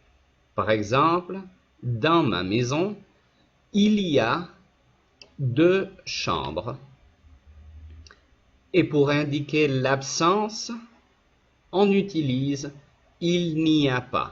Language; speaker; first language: French; non-native, fluent; Spanish